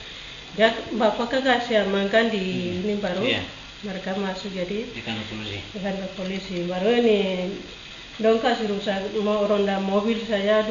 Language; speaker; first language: Indonesian; non-native, local second language; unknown